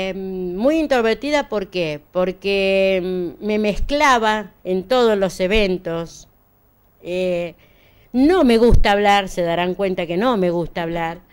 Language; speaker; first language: Spanish; native; Spanish